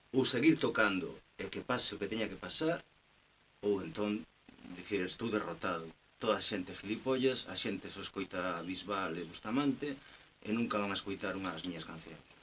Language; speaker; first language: Galician; non-native, local second language; Spanish